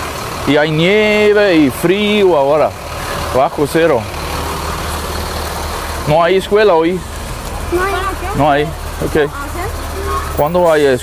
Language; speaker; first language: Spanish; non-native, learner; Danish